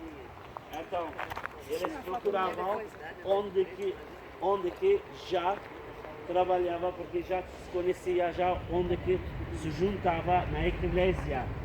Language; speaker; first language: Portuguese; non-native, fluent; Turkish